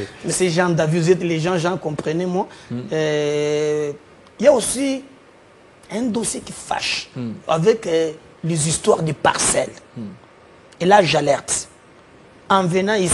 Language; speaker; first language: French; non-native, local second language; Lingala